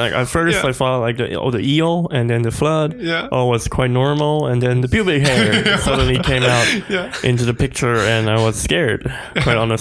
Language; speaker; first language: English; non-native, fluent; Chinese